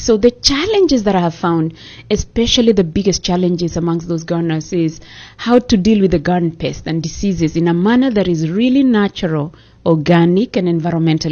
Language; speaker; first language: English; non-native, local second language; Kikuyu